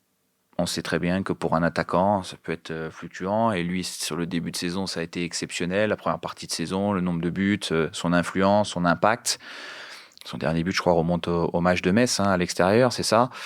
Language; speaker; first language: French; native; French